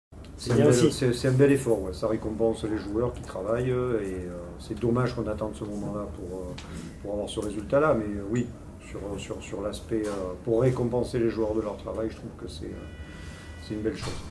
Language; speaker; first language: French; native; French